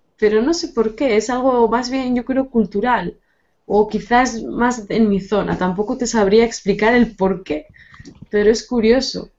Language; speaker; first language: Spanish; native; Spanish